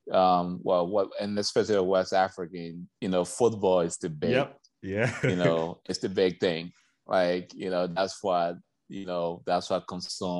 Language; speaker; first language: English; native; English